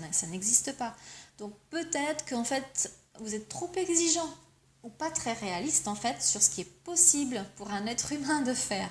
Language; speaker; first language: French; native; French